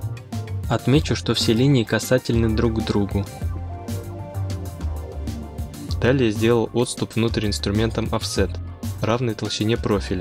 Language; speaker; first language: Russian; native; Russian